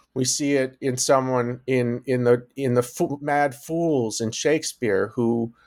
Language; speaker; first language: English; native; English